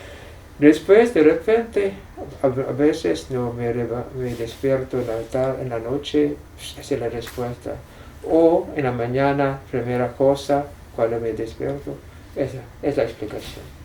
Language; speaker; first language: Spanish; non-native, fluent; English